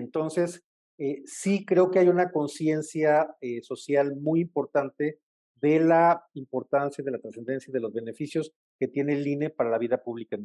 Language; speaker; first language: Spanish; native; Spanish